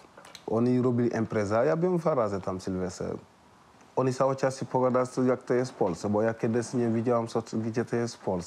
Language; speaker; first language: Polish; non-native, learner; Wolof